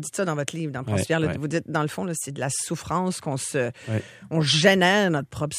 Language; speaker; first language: French; native; French